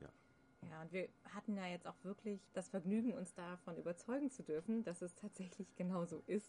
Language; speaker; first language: German; native; German